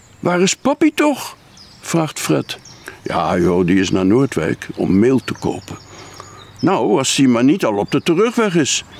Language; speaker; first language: Dutch; native; Dutch